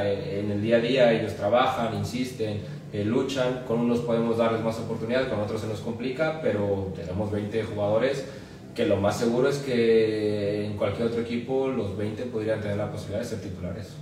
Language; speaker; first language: Spanish; native; Spanish